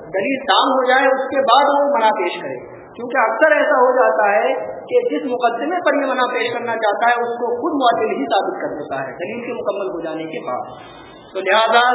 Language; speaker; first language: Urdu; native; Urdu